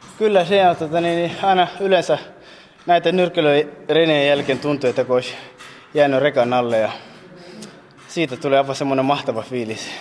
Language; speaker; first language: Finnish; non-native, fluent; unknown